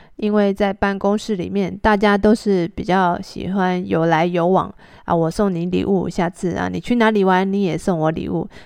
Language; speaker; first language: Chinese; native; Chinese